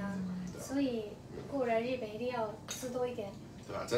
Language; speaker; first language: Chinese; non-native, fluent; Japanese